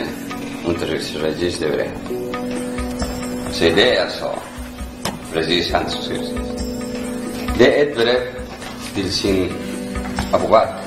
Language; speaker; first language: Swedish; non-native, learner; Spanish